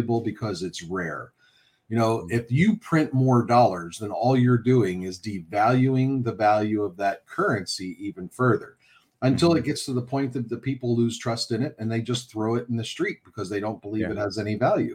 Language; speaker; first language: English; native; English